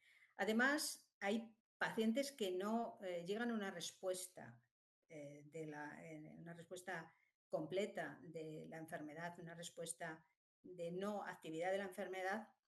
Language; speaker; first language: Spanish; native; Spanish